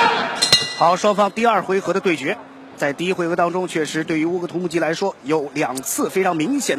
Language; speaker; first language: Chinese; native; Chinese